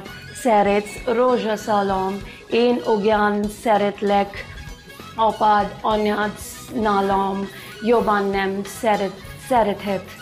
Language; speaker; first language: Hungarian; non-native, learner; Hindi